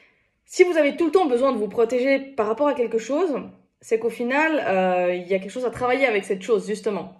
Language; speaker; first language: French; native; French